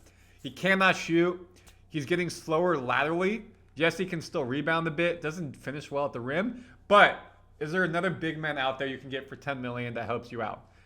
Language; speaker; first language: English; native; English